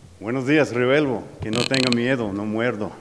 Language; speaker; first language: Spanish; non-native, learner; English